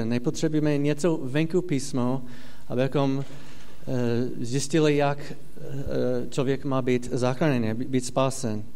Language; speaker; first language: Czech; non-native, fluent; English